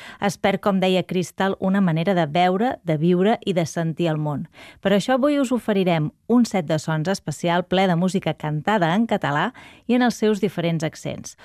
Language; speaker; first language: Catalan; native; Catalan